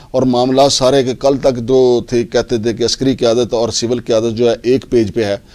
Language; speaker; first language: Urdu; native; Urdu